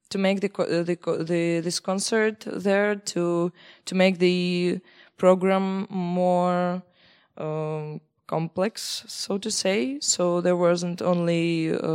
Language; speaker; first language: English; non-native, fluent; Belarusian